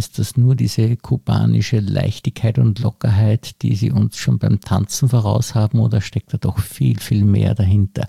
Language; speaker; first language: German; native; German